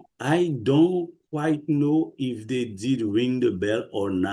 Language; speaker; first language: English; non-native, fluent; Haitian Creole